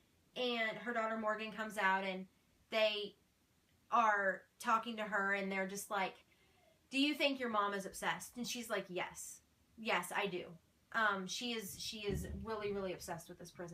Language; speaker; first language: English; native; English